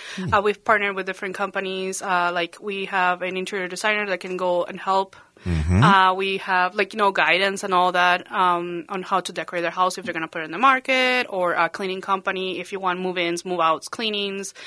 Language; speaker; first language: English; non-native, fluent; Spanish